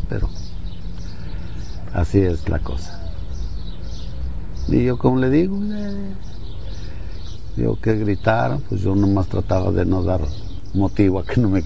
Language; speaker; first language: Spanish; native; Spanish